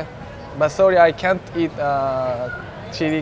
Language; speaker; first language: English; non-native, learner; Japanese